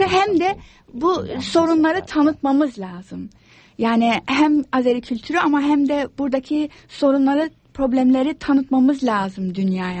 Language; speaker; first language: Turkish; non-native, fluent; English